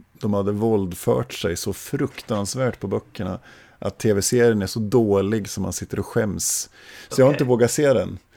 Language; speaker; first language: Swedish; native; Swedish